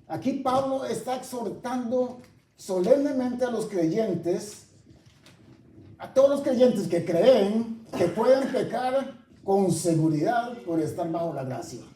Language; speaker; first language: Spanish; native; Spanish